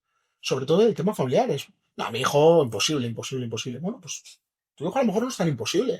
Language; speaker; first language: Spanish; native; Spanish